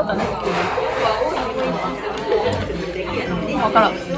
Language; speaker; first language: Japanese; non-native, learner; Korean